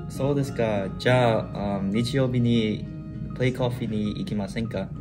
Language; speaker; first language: Japanese; non-native, learner; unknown